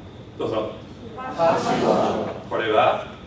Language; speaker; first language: Japanese; non-native, fluent; English